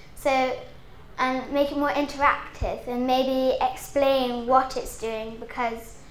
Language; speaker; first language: English; native; English